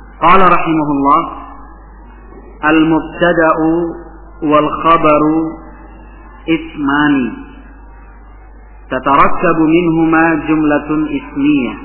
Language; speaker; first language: Arabic; non-native, fluent; Indonesian